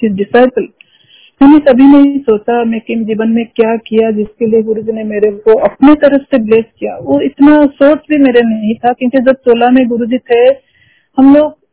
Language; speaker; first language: Hindi; non-native, local second language; Odia